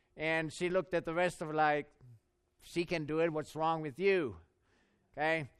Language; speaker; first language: English; non-native, fluent; German